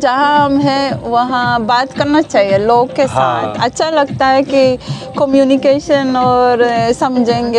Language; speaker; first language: Hindi; non-native, learner; Hebrew